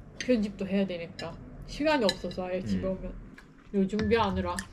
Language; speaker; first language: Korean; non-native, learner; Turkish